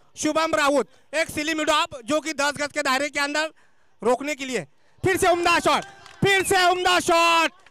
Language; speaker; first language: Hindi; non-native, local second language; Marathi